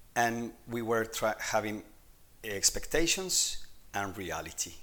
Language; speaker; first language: English; non-native, fluent; Spanish